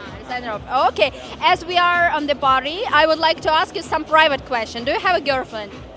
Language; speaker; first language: English; non-native, learner; Ukrainian